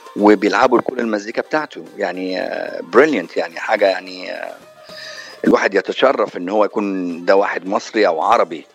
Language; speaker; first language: Arabic; native; Arabic